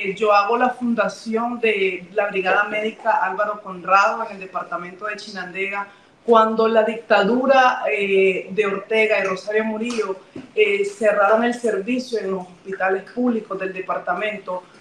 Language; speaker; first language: Spanish; native; Spanish